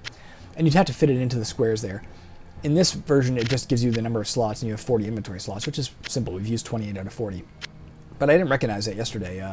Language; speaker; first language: English; native; English